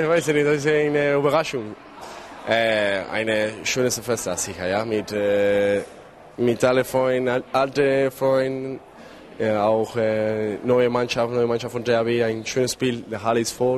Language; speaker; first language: German; non-native, learner; Spanish